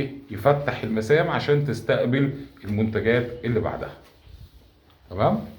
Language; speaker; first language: Arabic; native; Arabic